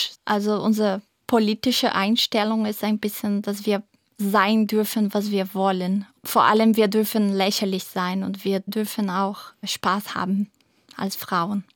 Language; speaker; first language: German; non-native, fluent; Portuguese